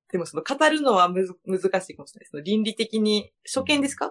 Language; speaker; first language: Japanese; early bilingual, other home language; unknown